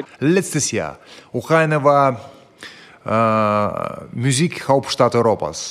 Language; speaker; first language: German; non-native, fluent; Russian